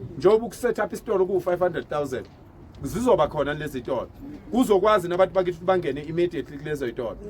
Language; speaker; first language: Zulu; native; Zulu